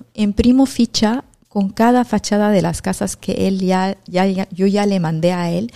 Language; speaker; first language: Spanish; non-native, fluent; Arabic